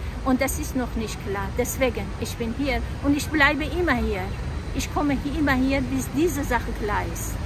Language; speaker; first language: German; non-native, fluent; Persian